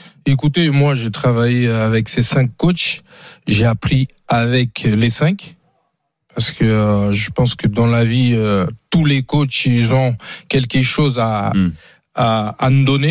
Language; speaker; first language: French; non-native, fluent; Portuguese